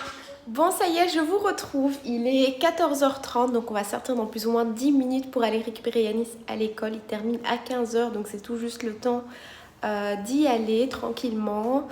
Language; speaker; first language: French; native; French